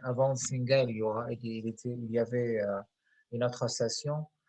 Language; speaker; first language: French; non-native, fluent; Arabic